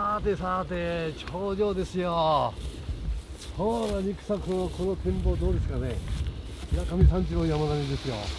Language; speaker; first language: Japanese; native; Japanese